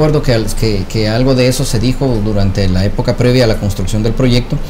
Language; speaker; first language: Spanish; native; Spanish